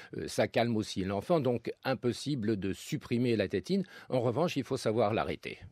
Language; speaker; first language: French; native; French